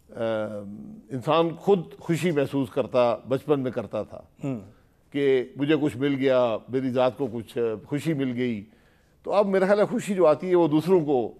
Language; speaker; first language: Urdu; non-native, local second language; Punjabi